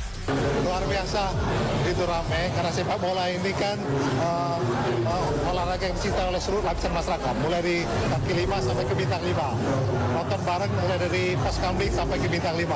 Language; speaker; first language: Indonesian; native; Indonesian